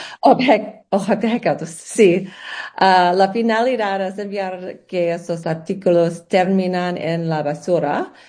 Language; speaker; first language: Spanish; non-native, learner; English